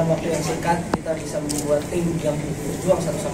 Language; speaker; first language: Indonesian; native; Indonesian